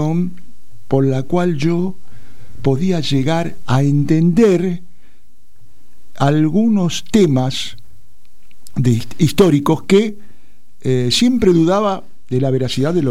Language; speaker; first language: Spanish; native; Spanish